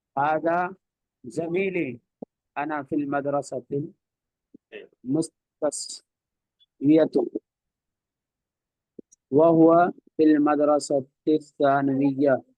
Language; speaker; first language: Arabic; non-native, learner; Urdu